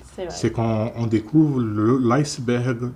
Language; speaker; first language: French; non-native, fluent; Portuguese